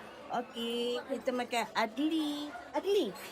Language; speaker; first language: Malay; native; Malay